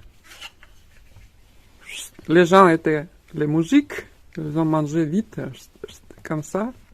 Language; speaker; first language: French; non-native, fluent; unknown